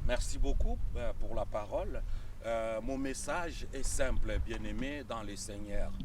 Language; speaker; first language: French; non-native, local second language; Lingala